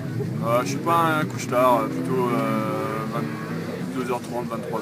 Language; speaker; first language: French; native; French